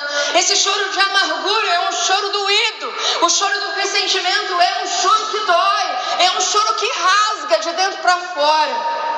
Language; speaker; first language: Portuguese; native; Portuguese